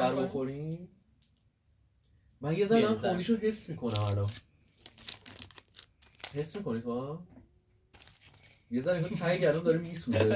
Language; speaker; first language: Persian; native; Persian